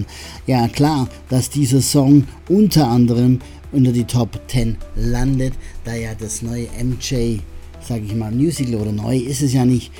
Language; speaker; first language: German; native; German